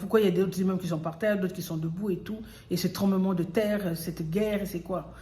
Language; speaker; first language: French; early bilingual, other home language; Lingala